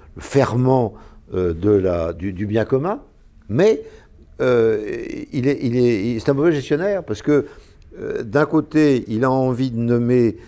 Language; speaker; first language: French; native; French